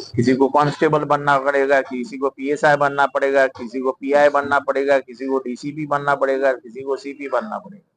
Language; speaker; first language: Hindi; non-native, local second language; Marathi